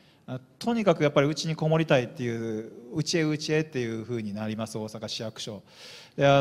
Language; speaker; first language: Japanese; native; Japanese